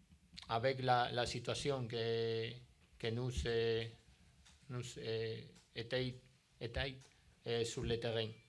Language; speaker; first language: French; non-native, learner; Spanish